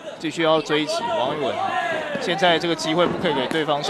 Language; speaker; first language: Chinese; native; Chinese